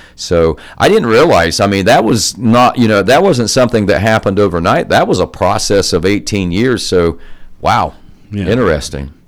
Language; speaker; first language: English; native; English